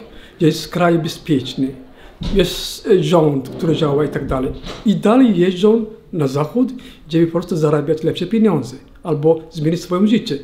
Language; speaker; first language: Polish; non-native, learner; Somali